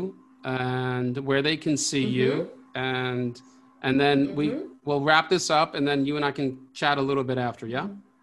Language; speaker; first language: English; native; English